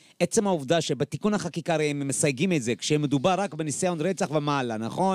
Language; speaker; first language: Hebrew; native; Hebrew